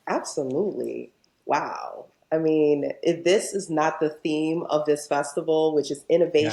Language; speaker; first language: English; native; English